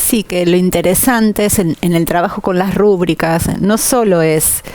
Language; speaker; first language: Spanish; native; Spanish